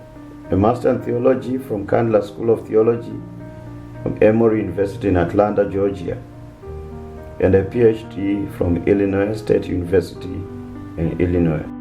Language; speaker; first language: English; non-native, local second language; Shona